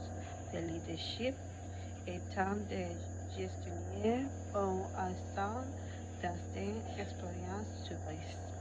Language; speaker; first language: French; non-native, learner; Spanish